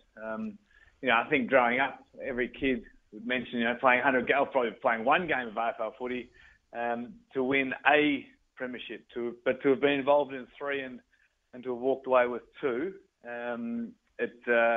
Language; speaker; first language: English; native; English